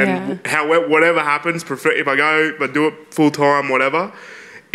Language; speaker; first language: English; native; English